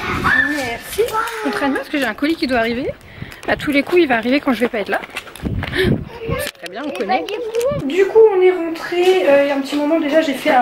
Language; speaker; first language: French; native; French